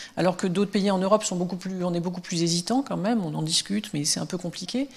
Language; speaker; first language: French; native; French